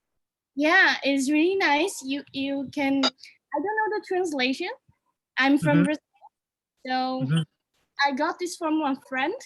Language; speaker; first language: English; non-native, learner; Portuguese